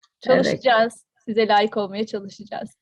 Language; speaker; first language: Turkish; native; Turkish